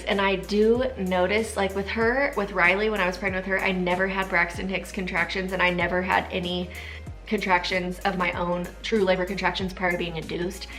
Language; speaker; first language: English; native; English